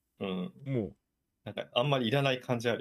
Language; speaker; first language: Japanese; native; Japanese